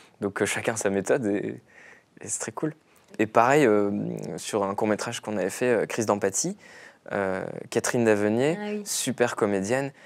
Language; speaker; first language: French; native; French